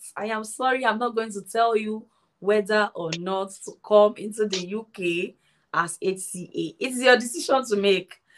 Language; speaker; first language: English; non-native, local second language; Yoruba